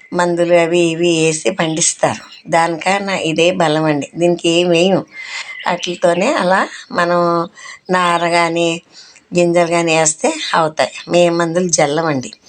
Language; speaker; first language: Telugu; non-native, local second language; Urdu